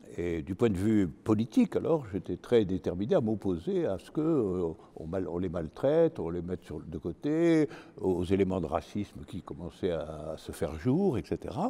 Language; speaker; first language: French; native; French